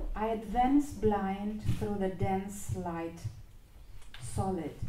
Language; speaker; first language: English; non-native, fluent; Romanian